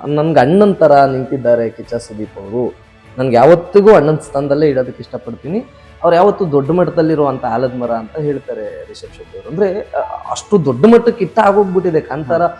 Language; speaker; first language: Kannada; native; Kannada